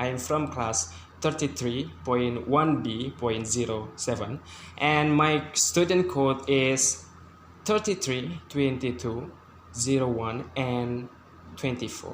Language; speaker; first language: English; non-native, learner; Indonesian